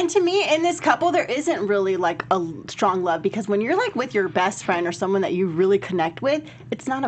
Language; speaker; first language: English; native; English